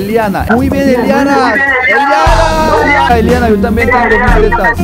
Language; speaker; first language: Spanish; non-native, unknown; Korean